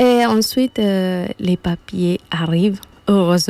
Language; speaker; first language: French; non-native, fluent; Spanish